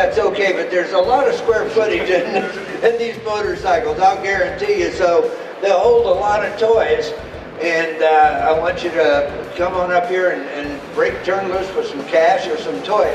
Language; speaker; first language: English; native; English